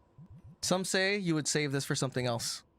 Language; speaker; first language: English; native; English